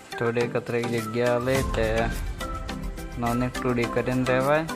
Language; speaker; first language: Gujarati; non-native, local second language; Bhili